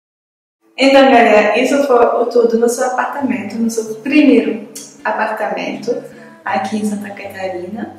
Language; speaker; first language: Portuguese; non-native, fluent; French